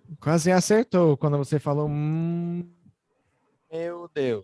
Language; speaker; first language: Portuguese; non-native, fluent; English